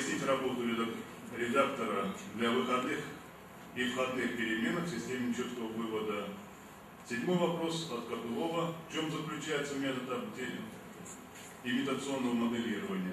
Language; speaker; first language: Russian; native; Russian